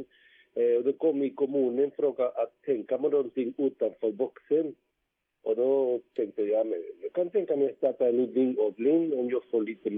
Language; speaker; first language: Swedish; non-native, fluent; Spanish